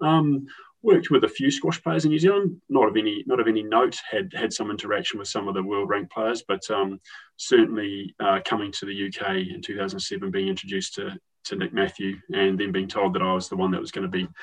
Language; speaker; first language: English; native; English